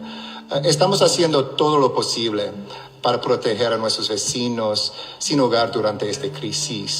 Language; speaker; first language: Spanish; non-native, local second language; English